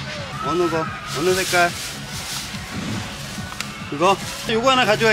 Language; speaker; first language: Korean; native; Korean